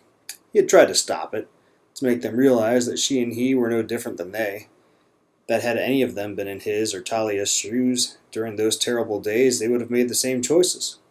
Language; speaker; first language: English; native; English